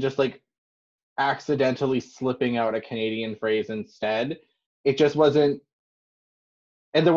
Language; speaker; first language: English; non-native, fluent; French